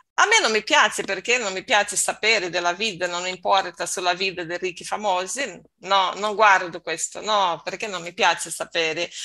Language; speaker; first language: Italian; non-native, learner; Portuguese